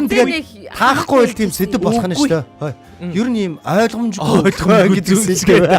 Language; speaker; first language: Mongolian; native; Mongolian